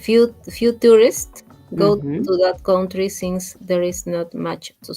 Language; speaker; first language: English; non-native, learner; Spanish